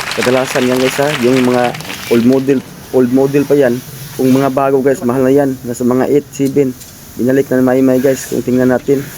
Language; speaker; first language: Filipino; non-native, local second language; Cebuano